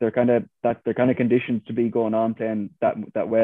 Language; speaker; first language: English; native; English